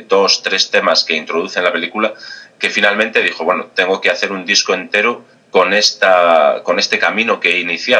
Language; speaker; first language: Spanish; native; Spanish